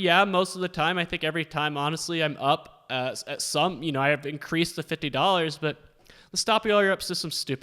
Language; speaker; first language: English; native; English